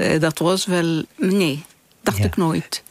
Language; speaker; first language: Dutch; non-native, fluent; Arabic